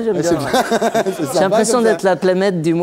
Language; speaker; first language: French; native; French